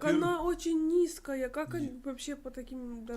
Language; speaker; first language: Russian; native; Russian